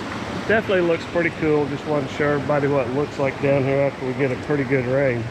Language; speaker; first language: English; native; English